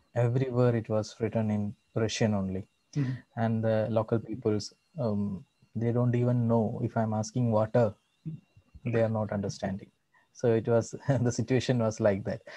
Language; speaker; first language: English; non-native, local second language; Malayalam